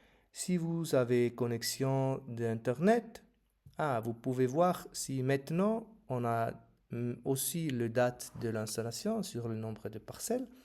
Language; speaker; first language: French; non-native, fluent; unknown